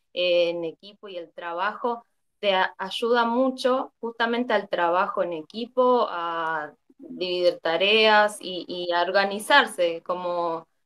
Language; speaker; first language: Spanish; native; Spanish